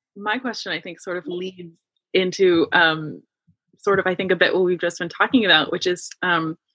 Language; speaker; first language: English; early bilingual, other home language; Yoruba